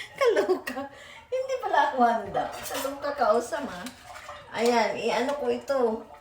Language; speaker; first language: Filipino; non-native, local second language; Cebuano